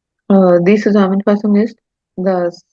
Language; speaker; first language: German; non-native, learner; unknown